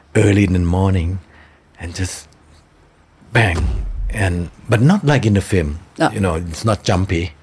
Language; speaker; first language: English; non-native, fluent; Thai